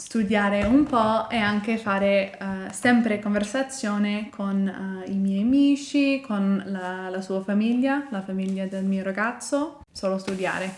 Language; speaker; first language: Italian; non-native, learner; English